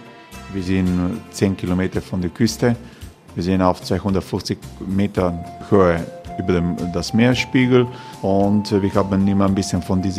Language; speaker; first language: German; non-native, learner; Croatian